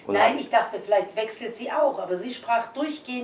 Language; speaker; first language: German; native; German